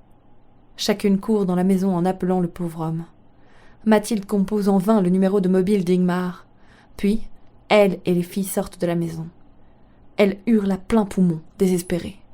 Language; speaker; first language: French; native; French